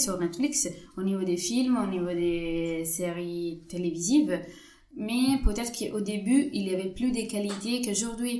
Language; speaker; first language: French; non-native, fluent; Italian